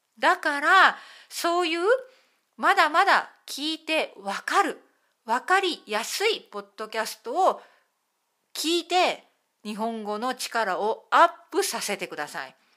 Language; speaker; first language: Japanese; native; Japanese